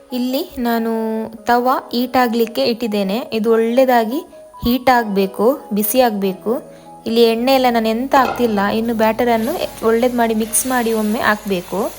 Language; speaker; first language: Kannada; non-native, local second language; Tulu